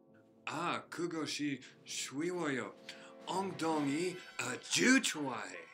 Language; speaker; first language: Korean; non-native, learner; English